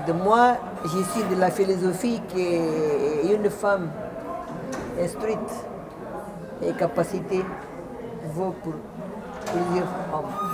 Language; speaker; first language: French; non-native, fluent; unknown